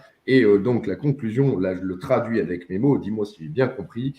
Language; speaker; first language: French; native; French